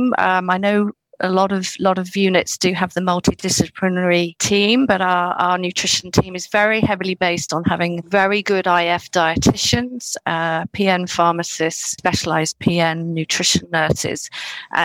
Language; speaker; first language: English; native; English